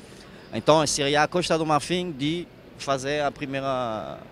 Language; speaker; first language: Portuguese; non-native, fluent; French